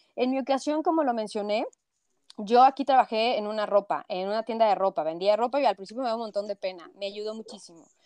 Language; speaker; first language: Spanish; native; Spanish